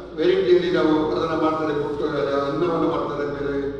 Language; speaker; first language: Kannada; non-native, local second language; Kodava